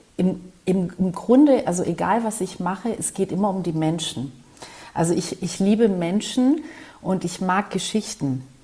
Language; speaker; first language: German; early bilingual, other home language; Greek